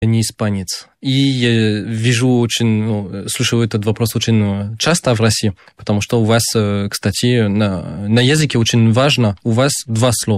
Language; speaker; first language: Russian; non-native, fluent; French